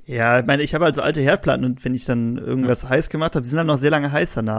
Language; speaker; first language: German; native; German